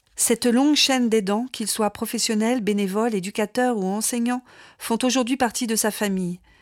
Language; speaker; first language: French; native; French